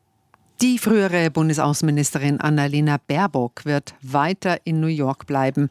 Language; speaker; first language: German; native; German